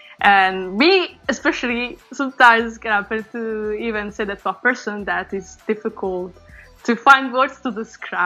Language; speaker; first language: English; non-native, fluent; Italian